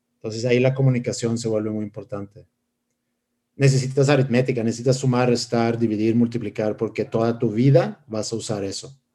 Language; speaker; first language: Spanish; non-native, fluent; Swedish